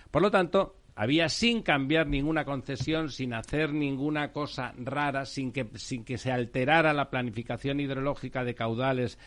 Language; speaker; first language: Spanish; native; Spanish